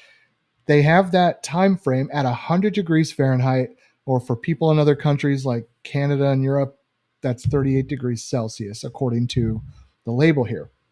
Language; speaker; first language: English; native; English